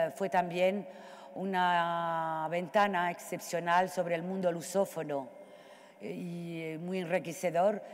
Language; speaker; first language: Spanish; non-native, fluent; Arabic